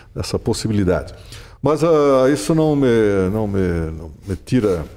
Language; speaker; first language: Portuguese; non-native, local second language; German